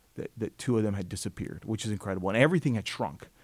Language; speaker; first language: English; native; English